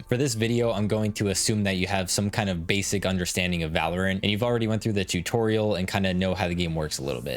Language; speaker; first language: English; native; English